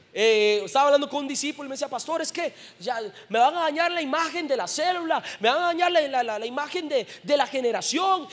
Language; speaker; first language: Spanish; native; Spanish